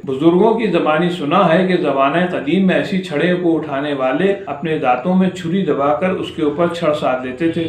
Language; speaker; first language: Urdu; native; Urdu